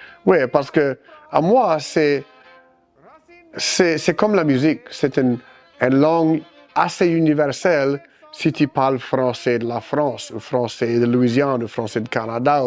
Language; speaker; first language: French; early bilingual, heritage; French